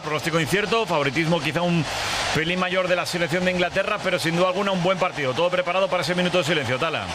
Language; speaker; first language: Spanish; native; Spanish